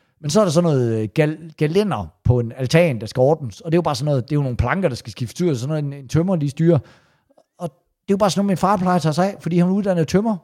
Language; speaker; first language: Danish; native; Danish